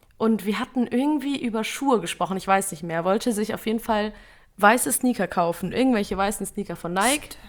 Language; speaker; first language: German; early bilingual, other home language; Vietnamese